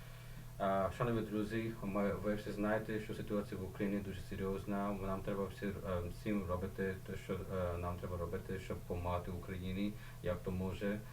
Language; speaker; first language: Ukrainian; non-native, learner; Bangla